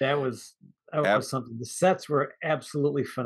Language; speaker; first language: English; native; English